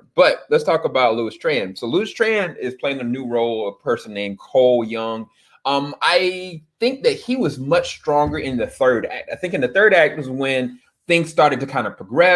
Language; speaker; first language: English; native; English